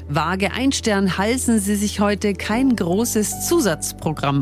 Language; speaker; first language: German; native; German